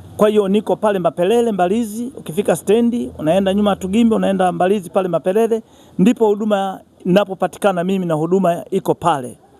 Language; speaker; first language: Swahili; native; Swahili